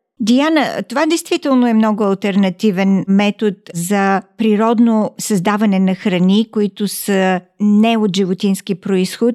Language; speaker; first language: Bulgarian; native; Bulgarian